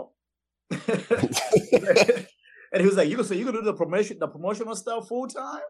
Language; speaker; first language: English; non-native, local second language; Kinyarwanda